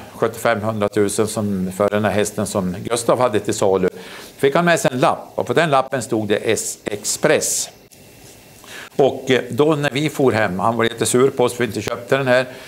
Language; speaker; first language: Swedish; native; Swedish